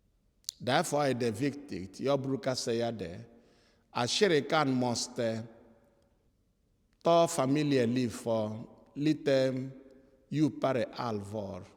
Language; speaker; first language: Swedish; non-native, fluent; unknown